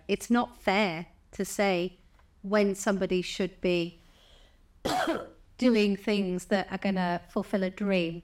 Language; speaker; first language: English; native; English